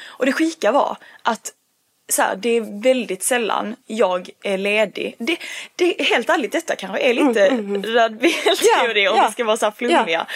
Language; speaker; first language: Swedish; early bilingual, other home language; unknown